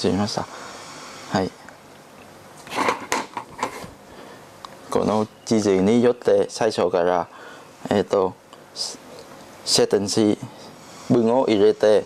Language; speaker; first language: Japanese; non-native, learner; Vietnamese